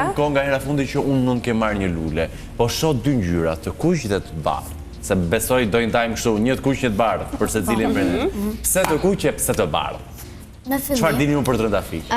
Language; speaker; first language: Albanian; native; Albanian